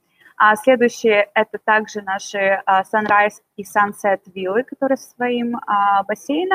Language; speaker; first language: Russian; native; Russian